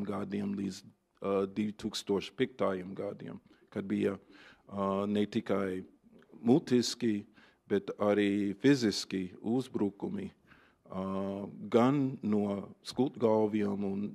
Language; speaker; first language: Latvian; non-native, fluent; English